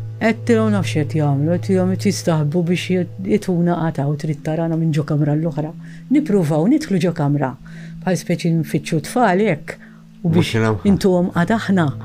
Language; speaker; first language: Maltese; early bilingual, heritage; Maltese